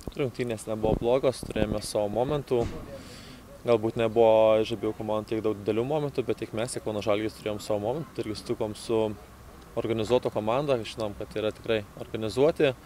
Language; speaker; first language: Lithuanian; native; Lithuanian